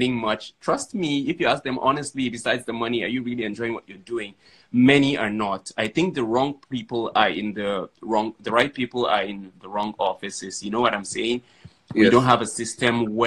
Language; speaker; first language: English; non-native, local second language; Fula